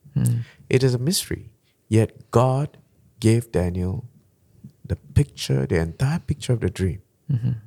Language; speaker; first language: English; non-native, local second language; Malay